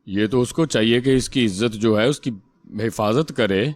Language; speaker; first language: Urdu; non-native, local second language; Punjabi